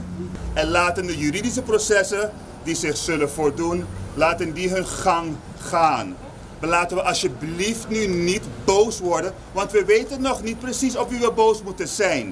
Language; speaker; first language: Dutch; native; Dutch